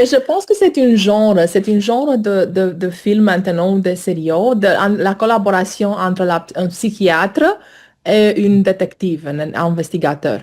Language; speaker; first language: French; non-native, fluent; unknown